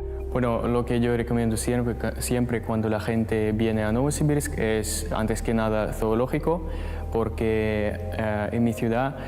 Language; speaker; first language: Spanish; non-native, fluent; Russian